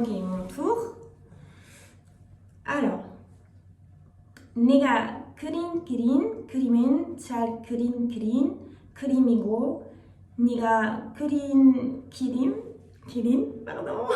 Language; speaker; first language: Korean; non-native, learner; French